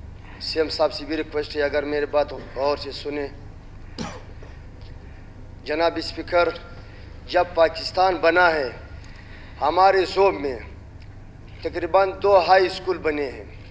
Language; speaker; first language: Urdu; non-native, local second language; Pashto